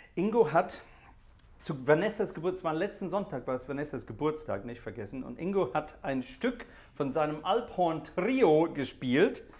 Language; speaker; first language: German; non-native, fluent; English